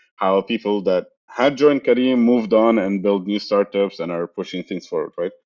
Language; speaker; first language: English; non-native, fluent; Arabic